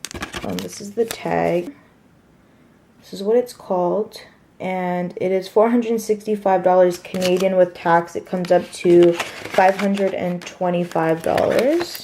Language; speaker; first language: English; native; English